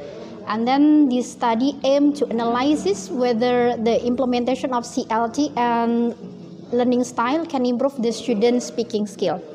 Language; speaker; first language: English; non-native, fluent; Indonesian